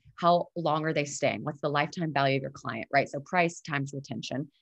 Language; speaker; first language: English; native; English